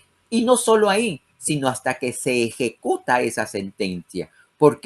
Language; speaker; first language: Spanish; native; Spanish